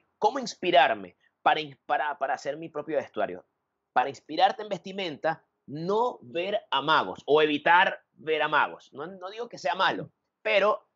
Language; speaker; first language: Spanish; native; Spanish